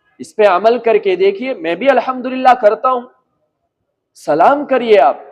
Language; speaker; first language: Urdu; native; Urdu